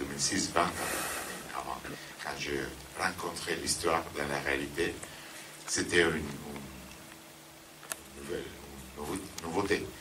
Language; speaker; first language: French; non-native, fluent; Italian